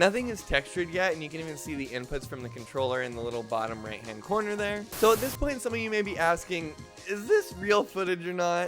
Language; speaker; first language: English; native; English